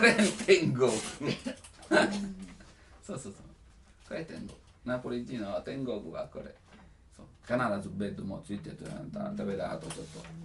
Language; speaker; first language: Japanese; non-native, learner; Italian